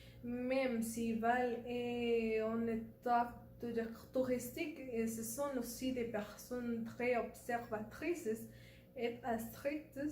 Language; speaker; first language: French; non-native, learner; Spanish